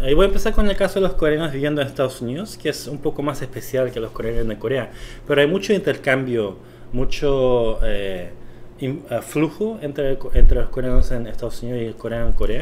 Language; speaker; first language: Spanish; non-native, fluent; Korean